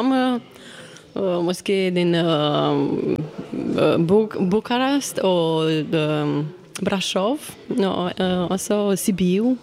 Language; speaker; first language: Danish; non-native, learner; Romanian